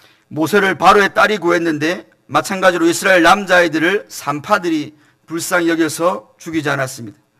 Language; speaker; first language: Korean; native; Korean